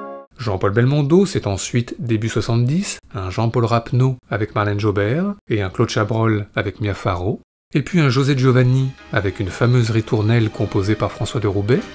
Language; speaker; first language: French; native; French